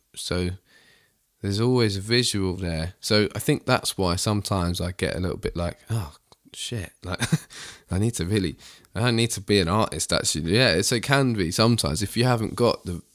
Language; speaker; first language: English; native; English